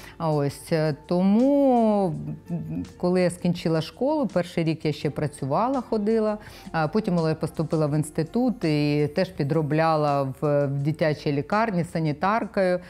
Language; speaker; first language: Ukrainian; non-native, local second language; Russian